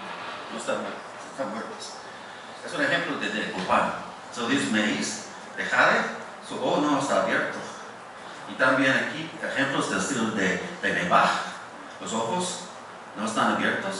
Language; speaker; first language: Spanish; non-native, fluent; English